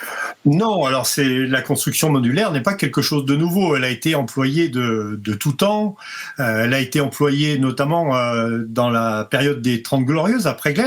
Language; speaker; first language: French; native; French